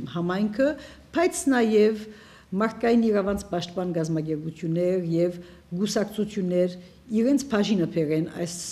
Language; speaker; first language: Armenian; early bilingual, heritage; Armenian